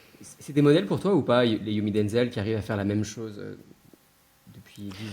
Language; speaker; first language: French; native; French